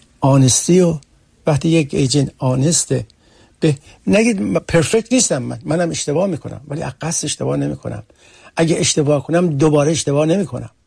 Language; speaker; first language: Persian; early bilingual, heritage; Persian